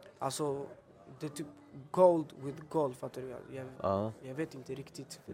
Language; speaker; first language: Swedish; early bilingual, other home language; Albanian